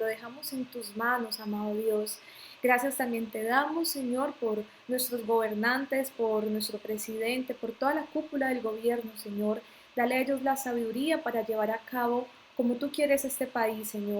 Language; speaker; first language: Spanish; native; Spanish